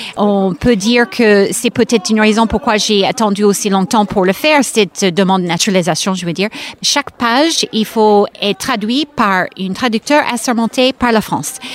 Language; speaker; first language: French; non-native, fluent; English